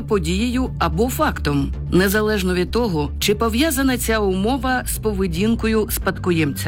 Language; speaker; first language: Ukrainian; native; Ukrainian